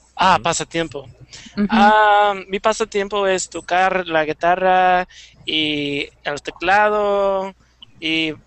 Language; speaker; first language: Spanish; non-native, learner; English